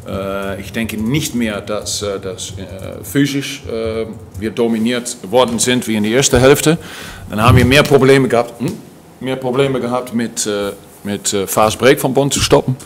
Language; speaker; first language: German; non-native, fluent; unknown